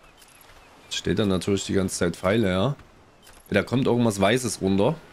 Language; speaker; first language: German; native; German